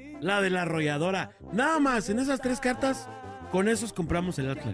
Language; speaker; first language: Spanish; native; Spanish